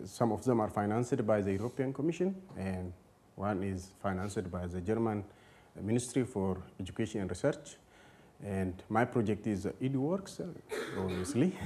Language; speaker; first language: English; non-native, fluent; Amharic